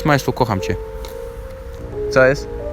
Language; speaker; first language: Polish; native; Polish